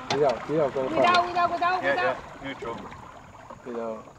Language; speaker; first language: English; native; English